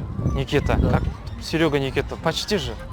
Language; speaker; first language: Russian; non-native, local second language; Kazakh